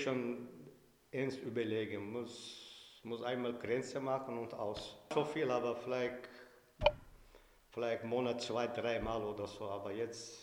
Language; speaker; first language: German; non-native, learner; Turkish